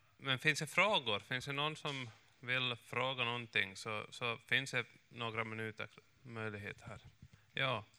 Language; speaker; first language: Swedish; native; Swedish